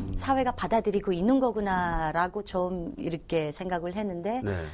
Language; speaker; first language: Korean; non-native, fluent; Filipino